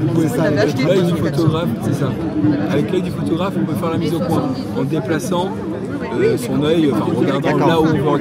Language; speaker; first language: French; native; French